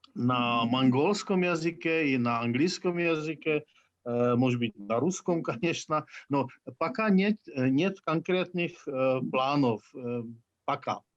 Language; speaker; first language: Russian; non-native, fluent; Czech